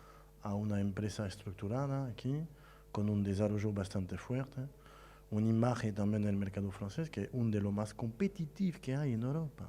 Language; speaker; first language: Spanish; non-native, fluent; French